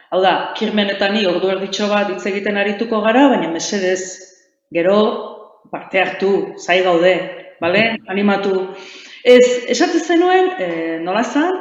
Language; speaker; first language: Basque; native; Basque